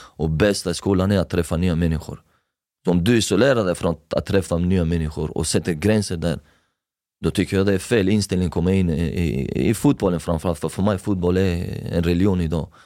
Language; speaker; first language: Swedish; non-native, fluent; Persian